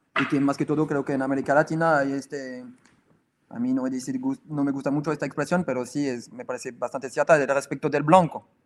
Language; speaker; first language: Spanish; non-native, fluent; French